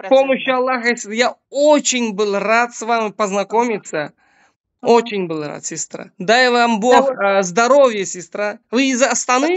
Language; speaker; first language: Russian; non-native, local second language; Uzbek